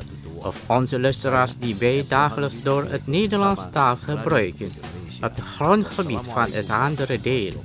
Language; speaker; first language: Dutch; non-native, learner; Indonesian